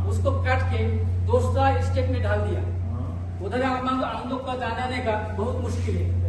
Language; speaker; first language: Hindi; non-native, learner; Bangla